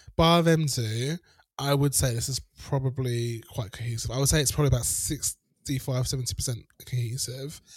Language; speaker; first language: English; native; English